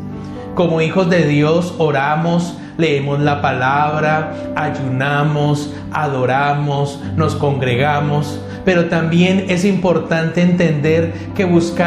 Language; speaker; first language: Spanish; native; Spanish